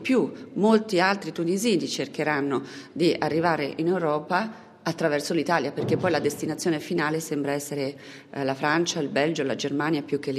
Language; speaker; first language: Italian; native; Italian